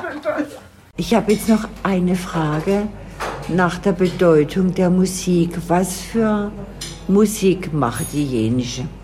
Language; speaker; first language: German; native; German